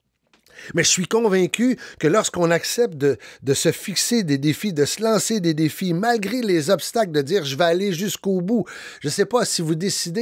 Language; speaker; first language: French; native; French